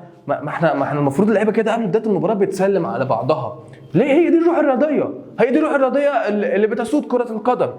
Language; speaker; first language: Arabic; native; Arabic